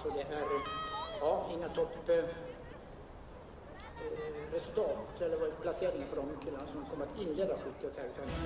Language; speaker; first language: Swedish; native; Swedish